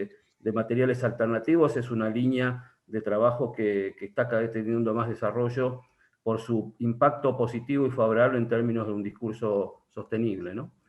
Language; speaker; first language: Spanish; native; Spanish